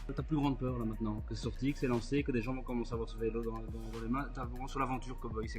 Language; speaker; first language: French; native; French